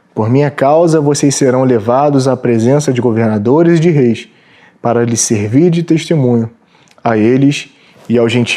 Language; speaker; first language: Portuguese; native; Portuguese